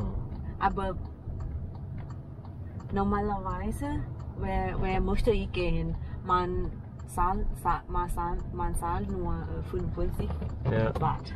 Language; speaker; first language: German; non-native, learner; Thai